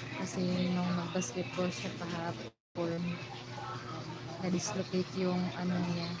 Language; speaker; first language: Filipino; non-native, local second language; Cebuano